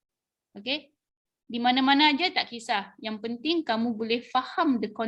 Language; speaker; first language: Malay; native; Malay